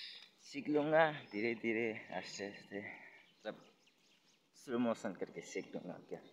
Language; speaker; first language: Hindi; non-native, local second language; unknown